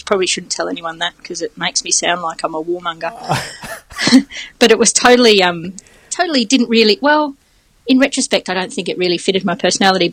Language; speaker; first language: English; native; English